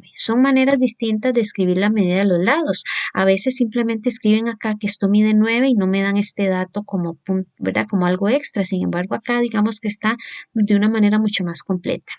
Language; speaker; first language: Spanish; native; Spanish